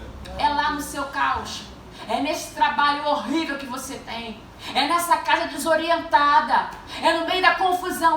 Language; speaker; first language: Portuguese; native; Portuguese